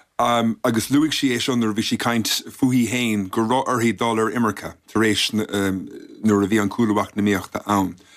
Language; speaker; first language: Irish; native; Irish